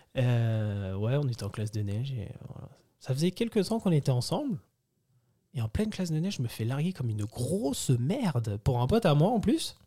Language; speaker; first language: French; early bilingual, other home language; Portuguese